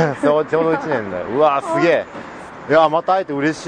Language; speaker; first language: Japanese; native; Japanese